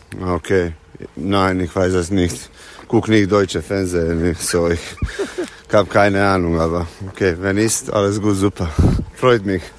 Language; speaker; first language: German; non-native, learner; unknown